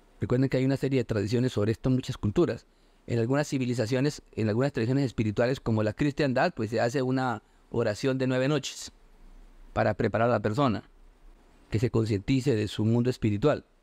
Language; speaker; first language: Spanish; native; Spanish